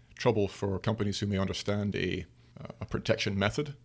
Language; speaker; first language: English; native; English